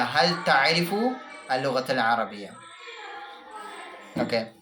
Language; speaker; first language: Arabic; non-native, learner; Malayalam